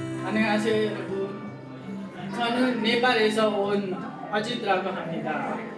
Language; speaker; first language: Korean; non-native, learner; Nepali